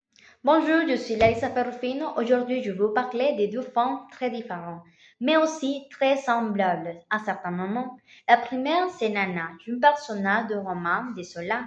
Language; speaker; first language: French; non-native, learner; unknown